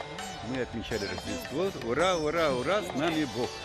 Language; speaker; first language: Russian; native; Russian